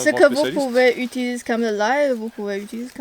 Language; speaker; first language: French; non-native, fluent; Chinese